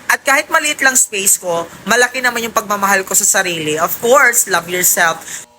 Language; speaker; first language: Filipino; non-native, local second language; Waray